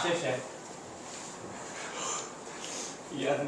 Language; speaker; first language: Chinese; non-native, learner; English